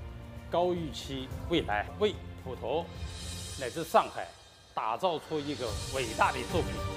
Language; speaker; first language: Chinese; native; Chinese